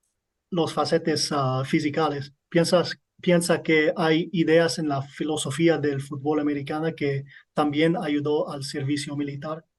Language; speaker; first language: Spanish; non-native, learner; English